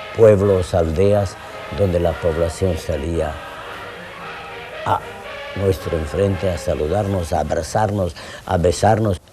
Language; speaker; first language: Spanish; non-native, fluent; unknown